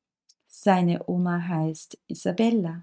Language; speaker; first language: German; non-native, fluent; Turkish